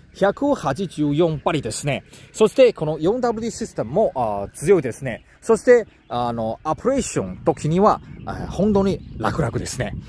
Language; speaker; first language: Japanese; non-native, learner; Chinese